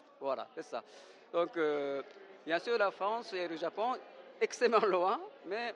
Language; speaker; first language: French; non-native, fluent; Japanese